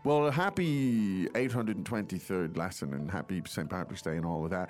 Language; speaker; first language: English; native; English